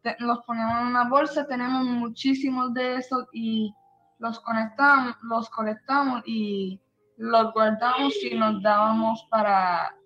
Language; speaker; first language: Spanish; early bilingual, heritage; Spanish